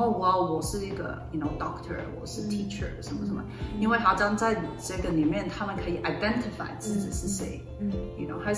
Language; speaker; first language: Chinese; early bilingual, other home language; Cantonese